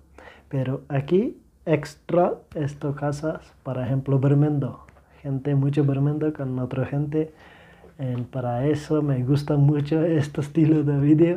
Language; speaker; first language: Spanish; non-native, learner; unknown